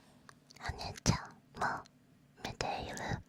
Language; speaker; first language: Japanese; non-native, learner; Chinese